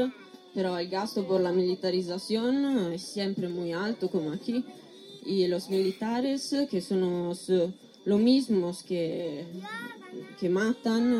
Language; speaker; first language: Spanish; non-native, learner; Italian